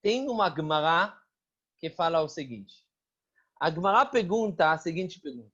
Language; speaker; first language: Portuguese; non-native, fluent; Hebrew